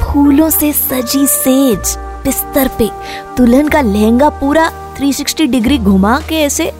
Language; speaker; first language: Hindi; native; Hindi